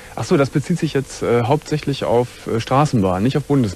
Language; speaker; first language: German; native; German